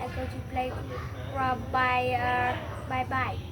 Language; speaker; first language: English; non-native, learner; Vietnamese